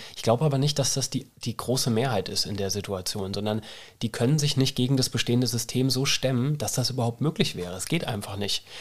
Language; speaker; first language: German; native; German